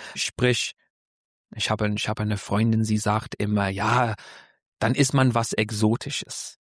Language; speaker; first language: German; non-native, fluent; English